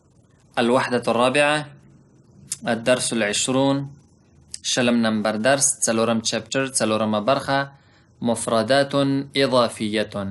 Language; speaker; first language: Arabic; non-native, fluent; Pashto